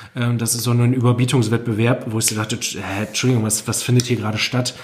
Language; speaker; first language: German; native; German